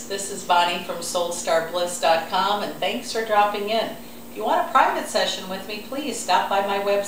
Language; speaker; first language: English; native; English